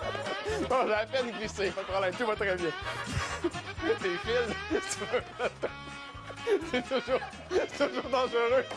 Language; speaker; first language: French; native; French